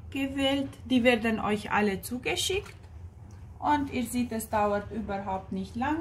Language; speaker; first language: German; non-native, fluent; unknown